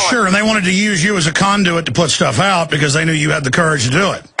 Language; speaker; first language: English; native; English